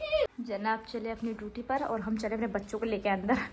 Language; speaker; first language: Hindi; native; Hindi